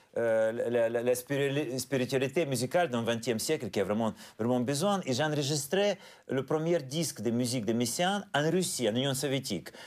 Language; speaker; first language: French; non-native, fluent; Russian